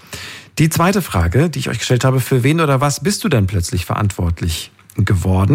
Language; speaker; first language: German; native; German